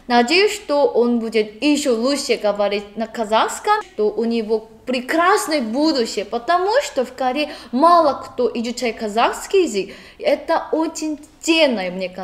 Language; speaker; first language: Russian; non-native, learner; Korean